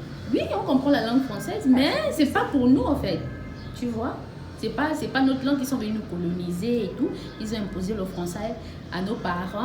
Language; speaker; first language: French; non-native, local second language; Fang